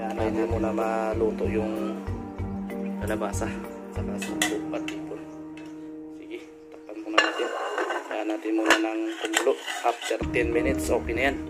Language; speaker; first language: Filipino; non-native, local second language; Cebuano